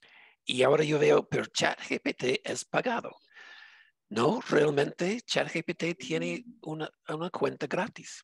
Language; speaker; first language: Spanish; non-native, fluent; English